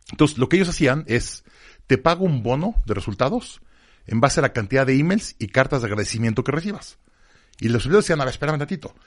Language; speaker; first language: Spanish; native; Spanish